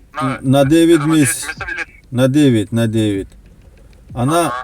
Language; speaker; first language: Russian; non-native, local second language; Tajik